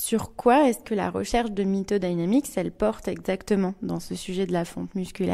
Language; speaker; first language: French; native; French